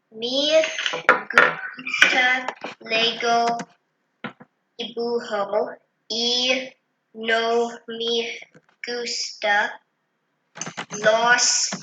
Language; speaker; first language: Spanish; non-native, learner; English